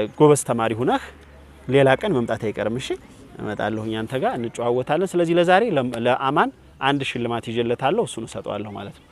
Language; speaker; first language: Amharic; native; Amharic